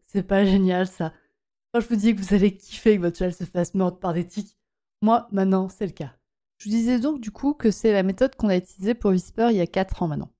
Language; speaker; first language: French; native; French